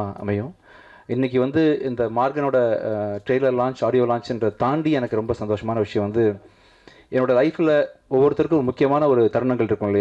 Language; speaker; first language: Tamil; native; Tamil